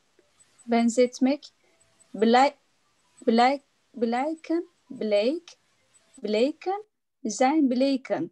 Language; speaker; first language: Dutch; non-native, learner; Turkish